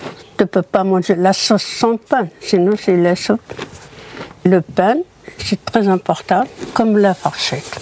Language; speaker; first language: French; non-native, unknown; Berber languages